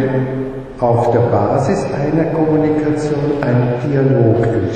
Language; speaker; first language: German; non-native, fluent; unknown